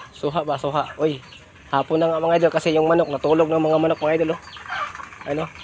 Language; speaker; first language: Filipino; non-native, local second language; Cebuano